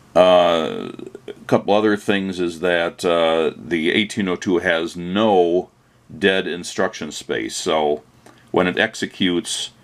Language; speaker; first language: English; native; English